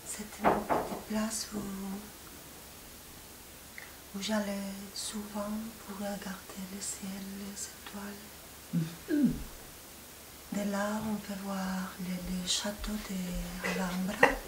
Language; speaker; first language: French; non-native, fluent; Spanish